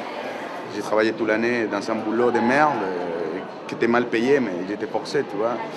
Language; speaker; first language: French; non-native, fluent; Spanish